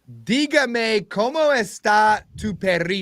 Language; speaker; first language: Spanish; non-native, learner; English